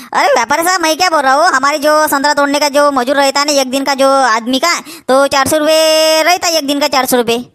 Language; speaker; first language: Hindi; non-native, local second language; Marathi